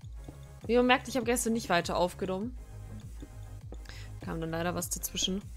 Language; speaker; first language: German; native; German